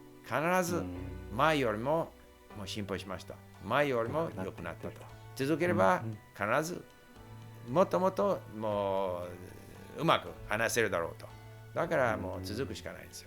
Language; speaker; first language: Japanese; non-native, fluent; English